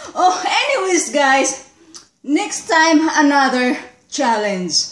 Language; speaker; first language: English; non-native, local second language; Cebuano